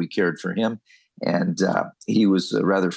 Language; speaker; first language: English; native; English